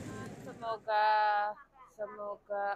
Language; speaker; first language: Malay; non-native, local second language; Javanese